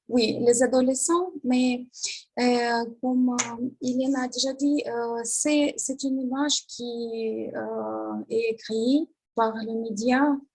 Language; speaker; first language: French; non-native, learner; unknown